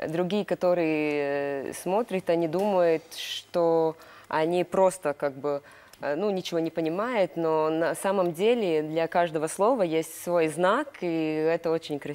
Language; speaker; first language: Russian; non-native, local second language; Latvian